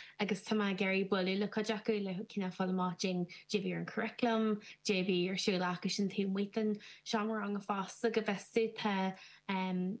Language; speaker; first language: Irish; native; Irish